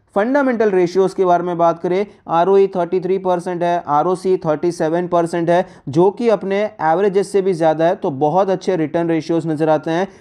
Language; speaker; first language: Hindi; native; Hindi